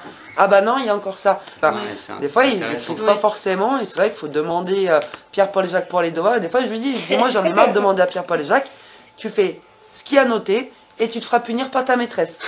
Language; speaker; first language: French; native; French